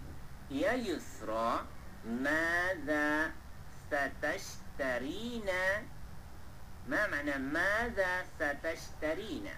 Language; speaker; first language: Arabic; non-native, fluent; Malay